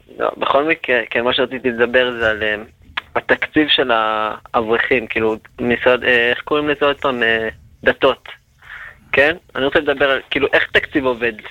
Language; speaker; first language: Hebrew; native; Hebrew